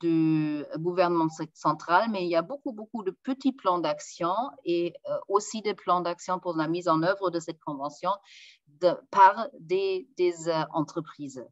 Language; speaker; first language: French; non-native, fluent; German